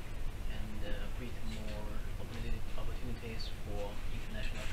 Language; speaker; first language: English; non-native, learner; Chinese